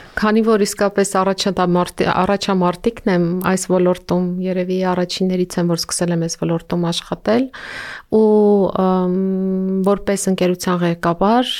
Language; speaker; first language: Armenian; native; Armenian